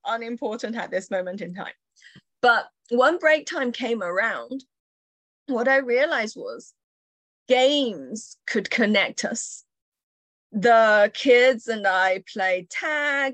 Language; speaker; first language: English; early bilingual, other home language; Chinese